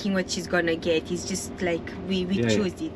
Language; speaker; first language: English; non-native, fluent; Romanian